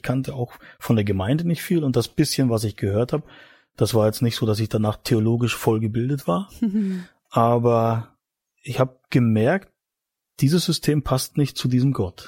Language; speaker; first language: German; native; German